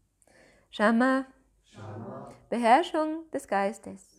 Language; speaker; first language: German; native; German